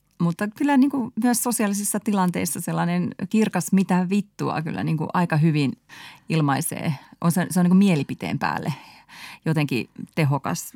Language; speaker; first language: Finnish; native; Finnish